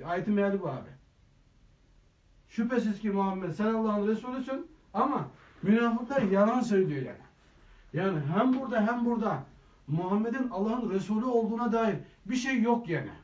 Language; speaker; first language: Turkish; native; Turkish